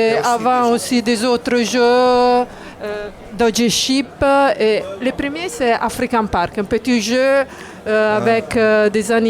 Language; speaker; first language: French; non-native, learner; Italian